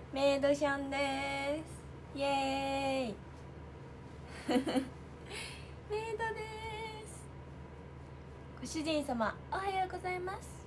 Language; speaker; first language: Japanese; native; Japanese